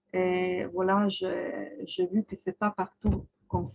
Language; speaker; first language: French; non-native, fluent; Croatian